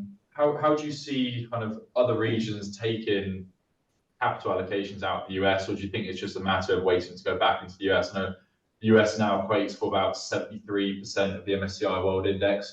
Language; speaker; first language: English; native; English